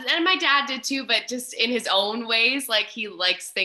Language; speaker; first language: English; native; English